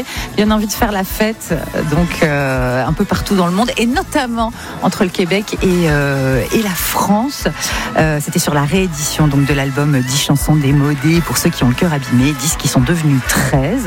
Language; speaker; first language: French; native; French